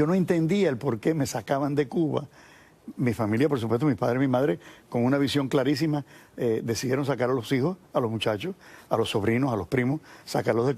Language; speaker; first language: Spanish; native; Spanish